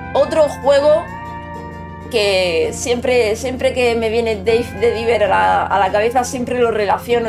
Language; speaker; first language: Spanish; native; Spanish